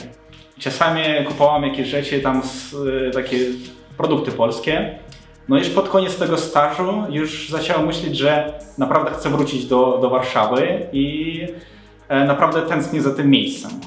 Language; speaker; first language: Polish; non-native, fluent; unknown